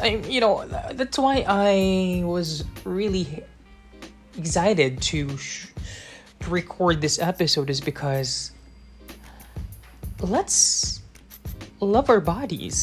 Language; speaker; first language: English; non-native, local second language; Cebuano